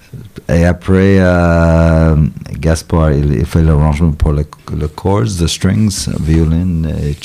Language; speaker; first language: French; non-native, fluent; English